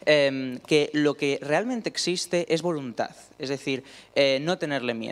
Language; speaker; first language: Spanish; native; Spanish